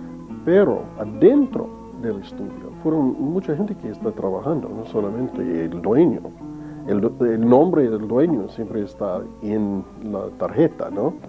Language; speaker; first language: Spanish; non-native, fluent; English